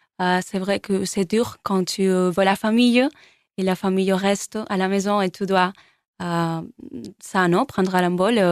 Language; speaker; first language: French; non-native, learner; Spanish